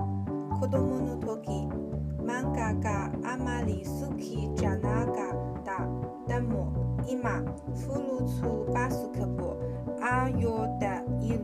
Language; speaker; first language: Japanese; non-native, learner; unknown